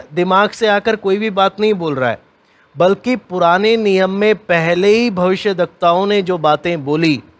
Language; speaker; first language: Hindi; native; Hindi